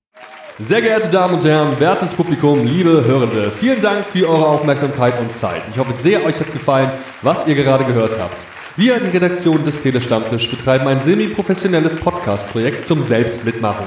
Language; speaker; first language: German; native; German